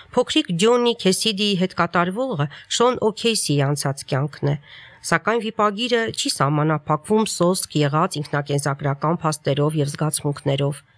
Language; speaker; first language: Armenian; native; Armenian